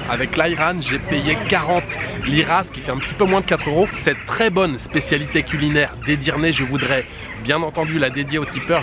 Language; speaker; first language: French; native; French